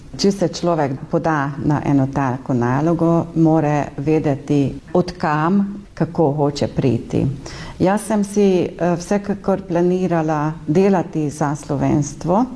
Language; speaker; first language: Slovenian; native; Slovenian